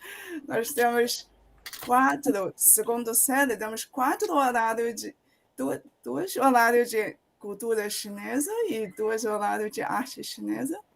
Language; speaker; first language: Portuguese; non-native, fluent; Chinese